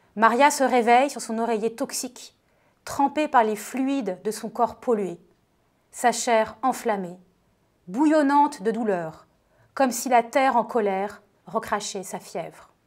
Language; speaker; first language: French; native; French